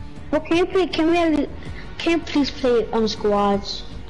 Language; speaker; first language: English; early bilingual, other home language; Spanish